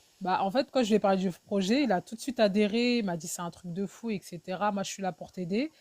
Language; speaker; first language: French; early bilingual, other home language; Wolof